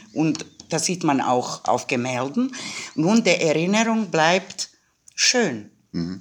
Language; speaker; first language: German; non-native, fluent; Croatian